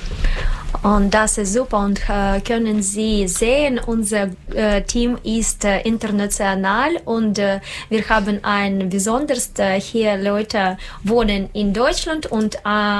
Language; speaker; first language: German; non-native, learner; Russian